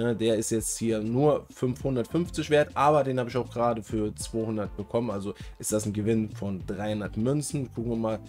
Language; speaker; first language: German; native; German